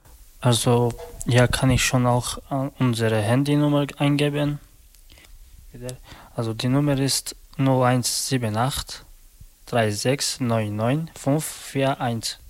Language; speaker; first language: German; non-native, learner; Romany